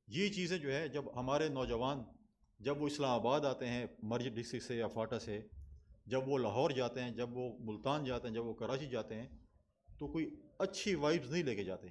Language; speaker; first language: Urdu; non-native, local second language; Pashto